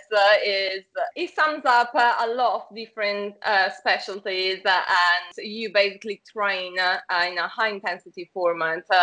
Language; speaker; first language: English; non-native, fluent; Italian